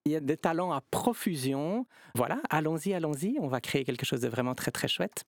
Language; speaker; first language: French; native; French